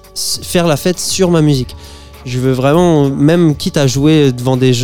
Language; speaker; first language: French; native; French